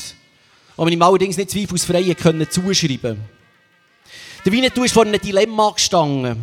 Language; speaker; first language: German; native; German